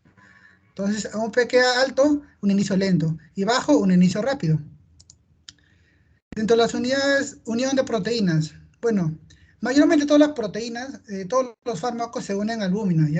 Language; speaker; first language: Spanish; native; Spanish